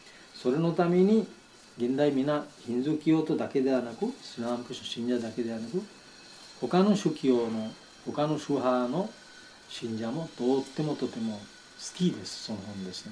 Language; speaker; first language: Japanese; non-native, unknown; Bangla